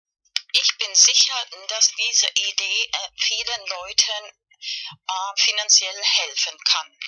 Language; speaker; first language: German; non-native, learner; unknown